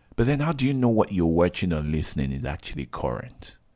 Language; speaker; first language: English; non-native, local second language; Yoruba